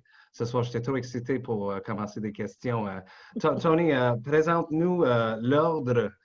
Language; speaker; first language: French; non-native, local second language; English